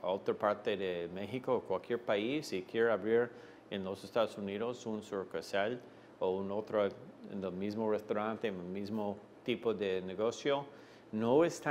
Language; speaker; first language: Spanish; non-native, fluent; English